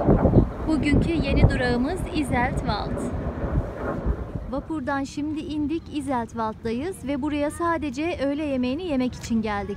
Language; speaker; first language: Turkish; native; Turkish